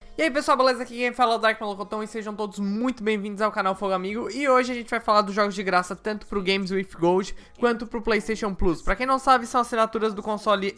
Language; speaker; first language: Portuguese; native; Portuguese